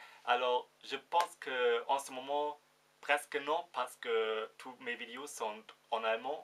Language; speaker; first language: French; non-native, fluent; German